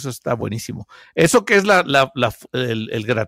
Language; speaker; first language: Spanish; native; Spanish